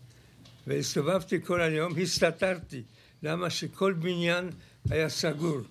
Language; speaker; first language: Hebrew; non-native, fluent; Polish